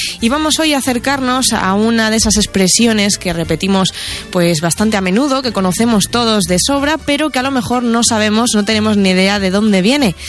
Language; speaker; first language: Spanish; native; Spanish